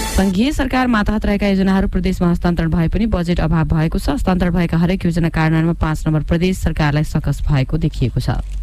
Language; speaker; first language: Nepali; native; Nepali